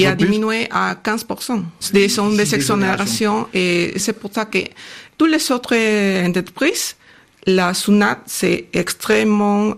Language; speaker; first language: French; non-native, learner; Spanish